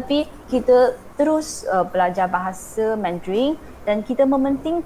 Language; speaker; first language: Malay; non-native, fluent; Chinese